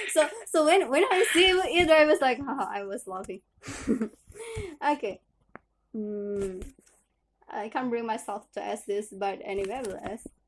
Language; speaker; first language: English; non-native, learner; Indonesian